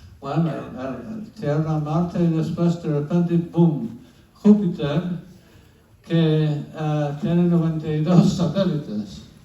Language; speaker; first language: Spanish; non-native, fluent; English